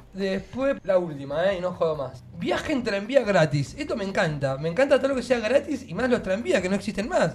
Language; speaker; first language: Spanish; native; Spanish